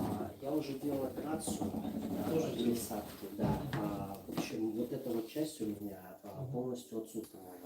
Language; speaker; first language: Russian; native; Russian